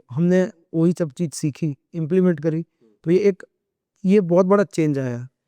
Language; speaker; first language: Hindi; non-native, local second language; Gujarati